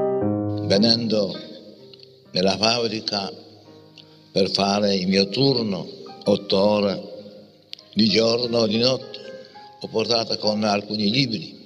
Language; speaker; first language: Italian; non-native, fluent; Polish